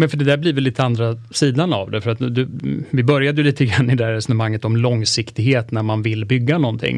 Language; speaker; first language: Swedish; native; Swedish